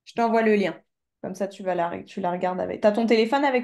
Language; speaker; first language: French; native; French